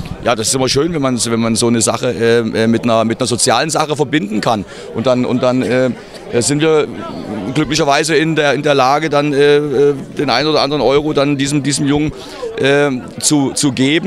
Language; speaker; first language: German; native; German